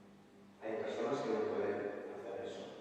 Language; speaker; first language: Spanish; non-native, fluent; Italian